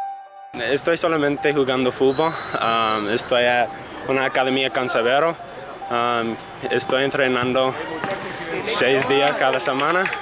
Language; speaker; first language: Spanish; non-native, learner; English